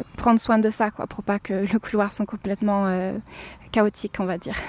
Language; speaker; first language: French; native; French